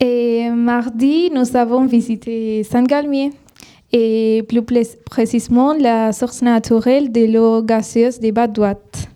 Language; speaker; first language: French; non-native, fluent; Spanish